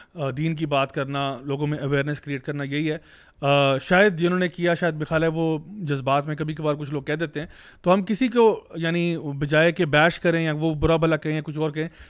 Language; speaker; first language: Urdu; native; Urdu